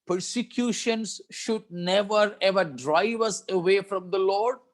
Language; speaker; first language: English; non-native, local second language; Malayalam